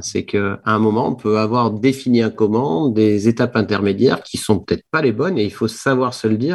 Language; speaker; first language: French; native; French